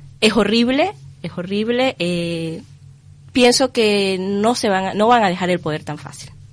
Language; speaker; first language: Spanish; native; Spanish